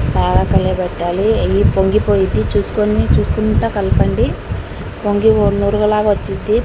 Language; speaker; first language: Telugu; non-native, local second language; Urdu